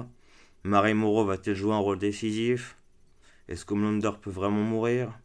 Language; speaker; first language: French; native; French